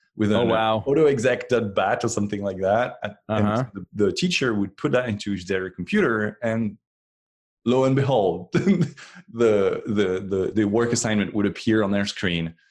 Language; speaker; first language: English; non-native, fluent; French